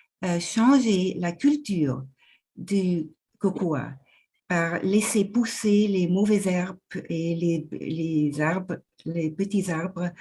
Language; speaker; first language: French; non-native, local second language; German